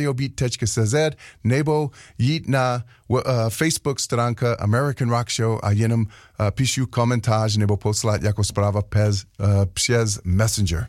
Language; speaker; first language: Czech; non-native, learner; English